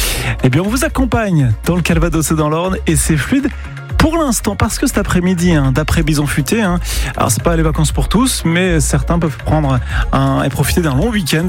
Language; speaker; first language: French; native; French